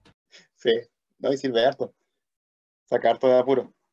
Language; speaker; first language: Spanish; native; Spanish